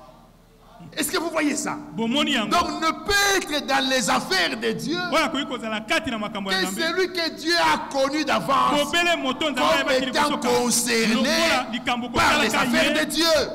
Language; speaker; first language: French; non-native, local second language; Lingala